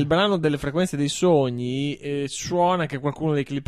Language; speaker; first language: Italian; native; Italian